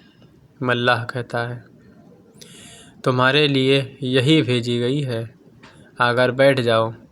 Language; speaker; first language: Hindi; native; Hindi